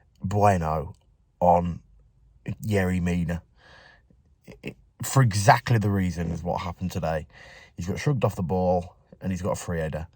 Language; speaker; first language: English; native; English